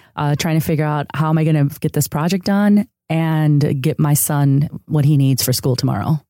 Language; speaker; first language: English; early bilingual, other home language; Spanish